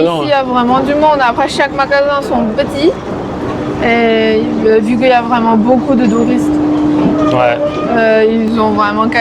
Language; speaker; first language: French; early bilingual, other home language; Chinese